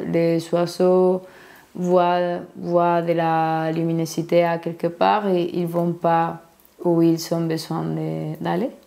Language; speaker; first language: French; non-native, learner; Spanish